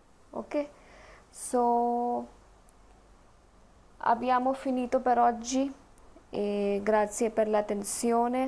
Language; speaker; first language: Italian; non-native, fluent; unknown